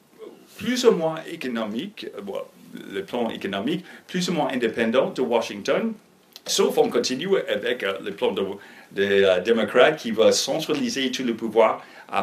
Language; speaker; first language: French; non-native, fluent; English